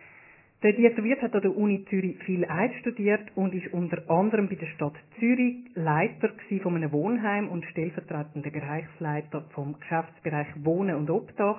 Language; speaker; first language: German; native; German